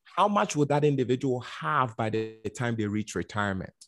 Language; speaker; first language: English; non-native, local second language; Akan